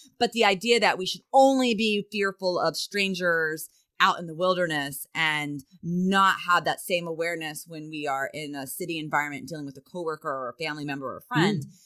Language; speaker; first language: English; native; English